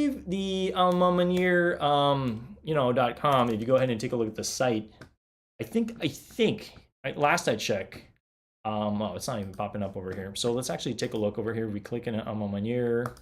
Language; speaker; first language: English; native; English